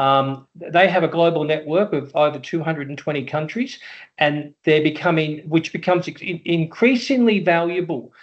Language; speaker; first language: English; native; English